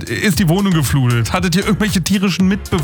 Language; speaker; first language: German; native; German